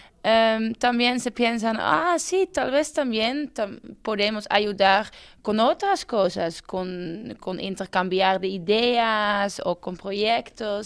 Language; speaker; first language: Spanish; non-native, fluent; Dutch